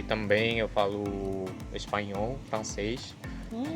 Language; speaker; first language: Portuguese; non-native, fluent; Indonesian